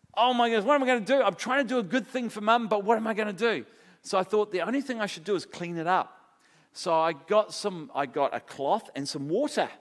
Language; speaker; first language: English; native; English